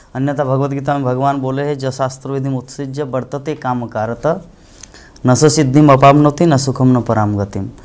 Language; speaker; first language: Hindi; non-native, local second language; Bangla